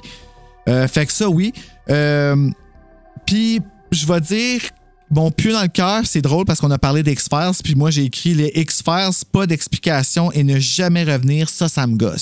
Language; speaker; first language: French; native; French